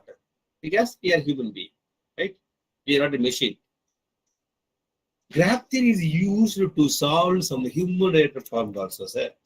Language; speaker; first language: English; non-native, local second language; Tamil